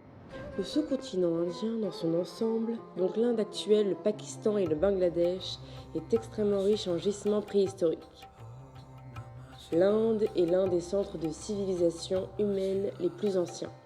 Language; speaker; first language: French; native; French